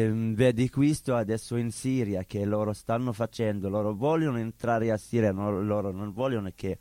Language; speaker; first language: Italian; non-native, learner; Arabic